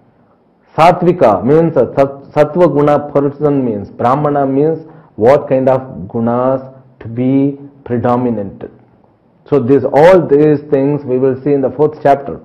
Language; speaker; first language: English; non-native, local second language; Telugu